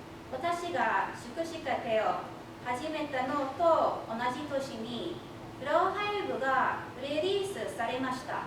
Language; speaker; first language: Japanese; non-native, fluent; English